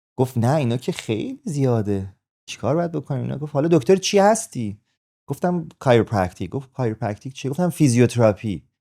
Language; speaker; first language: Persian; native; Persian